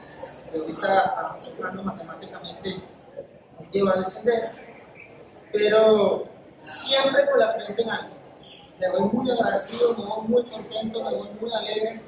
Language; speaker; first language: Spanish; native; Spanish